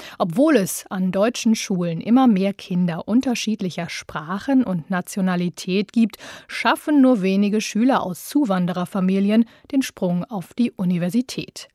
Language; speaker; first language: German; native; German